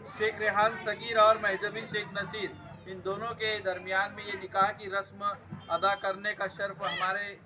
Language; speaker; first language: Urdu; native; Urdu